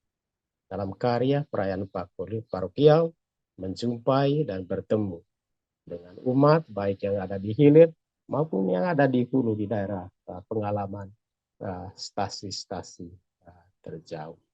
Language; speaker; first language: Indonesian; native; Indonesian